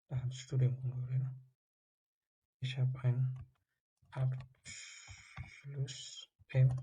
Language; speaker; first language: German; non-native, learner; Tigrinya